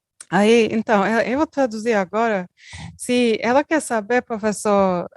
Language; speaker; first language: Portuguese; non-native, learner; Turkish